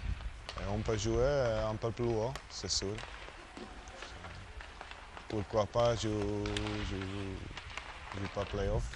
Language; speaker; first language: French; non-native, learner; Slovak